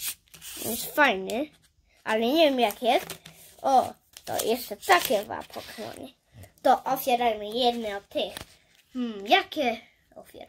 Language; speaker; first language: Polish; early bilingual, heritage; English